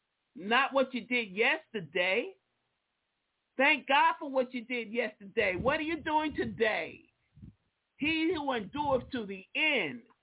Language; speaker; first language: English; native; English